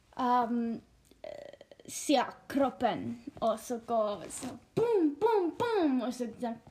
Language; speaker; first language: Swedish; non-native, learner; Icelandic